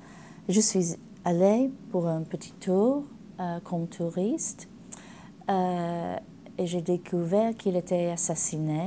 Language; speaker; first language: French; non-native, learner; English